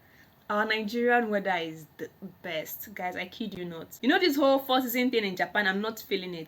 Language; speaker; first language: English; non-native, local second language; Igbo